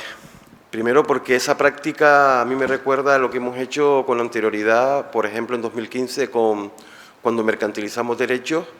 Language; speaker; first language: Spanish; native; Spanish